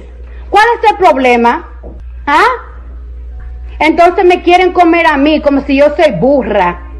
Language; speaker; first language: Spanish; early bilingual, heritage; Spanish